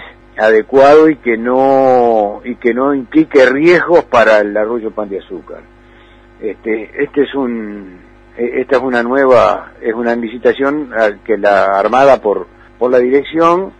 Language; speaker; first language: Spanish; native; Spanish